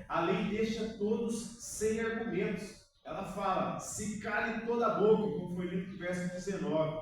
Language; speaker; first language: Portuguese; native; Portuguese